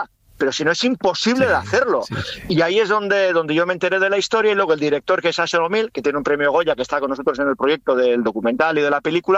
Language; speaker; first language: Spanish; native; Spanish